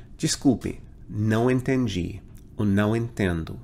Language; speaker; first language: Portuguese; non-native, fluent; English